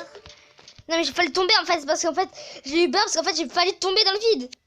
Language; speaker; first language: French; native; French